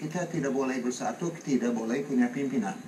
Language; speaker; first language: Indonesian; non-native, fluent; English